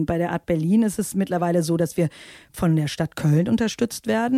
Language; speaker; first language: German; native; German